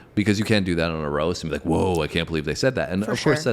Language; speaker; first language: English; native; English